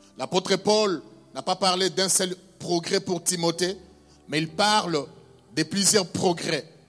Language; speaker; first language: French; non-native, local second language; Luba-Lulua